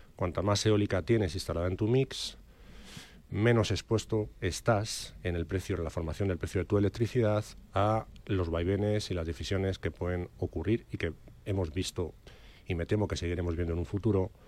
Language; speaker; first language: Spanish; native; Spanish